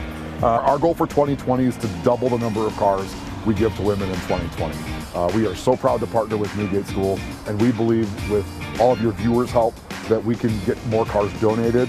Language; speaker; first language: English; native; English